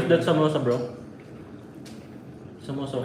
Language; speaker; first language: English; non-native, local second language; Filipino